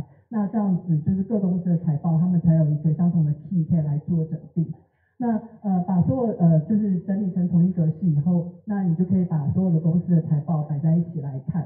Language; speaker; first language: Chinese; native; Chinese